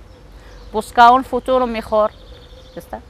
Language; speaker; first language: Spanish; non-native, learner; Arabic